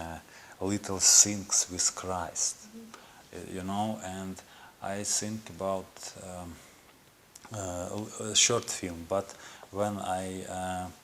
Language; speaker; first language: English; non-native, learner; Ukrainian